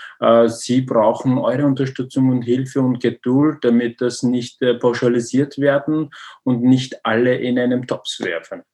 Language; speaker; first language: German; non-native, learner; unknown